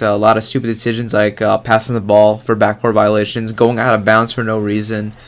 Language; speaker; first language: English; native; English